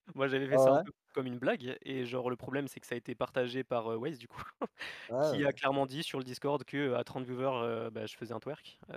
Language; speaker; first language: French; native; French